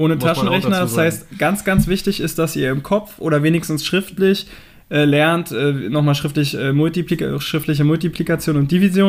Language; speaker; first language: German; native; German